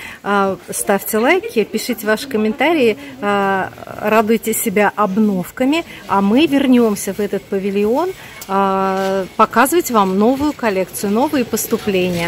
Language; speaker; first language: Russian; native; Russian